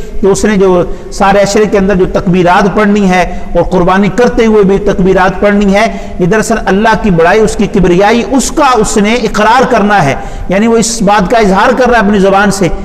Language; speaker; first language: Urdu; non-native, local second language; Punjabi